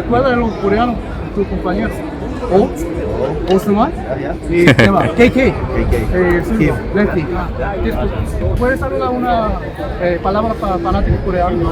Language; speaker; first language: Spanish; non-native, learner; Korean